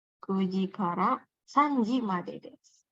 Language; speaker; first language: Japanese; non-native, fluent; Indonesian